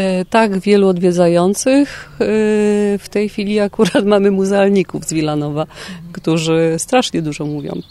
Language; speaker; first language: Polish; native; Polish